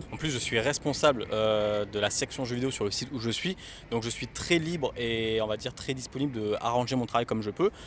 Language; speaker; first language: French; native; French